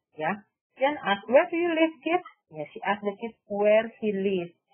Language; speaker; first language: English; non-native, fluent; Indonesian